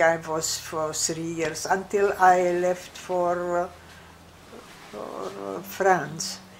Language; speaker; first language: English; non-native, fluent; German